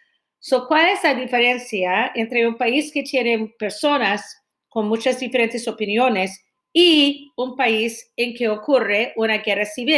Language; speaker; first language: Spanish; non-native, fluent; English